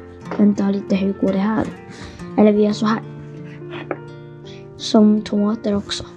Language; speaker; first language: Swedish; non-native, fluent; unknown